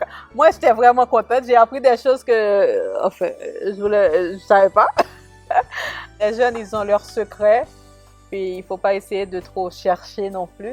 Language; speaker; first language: French; native; French